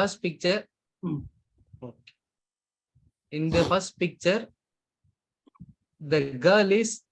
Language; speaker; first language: English; non-native, learner; Tamil